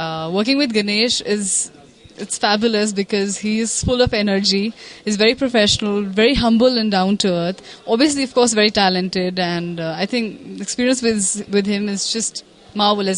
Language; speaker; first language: English; non-native, local second language; Punjabi